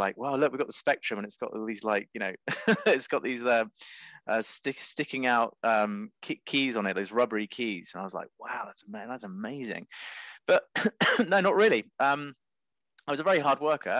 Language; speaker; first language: English; native; English